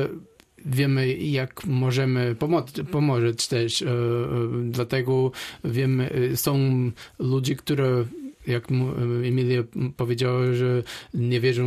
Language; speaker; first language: Polish; non-native, learner; Portuguese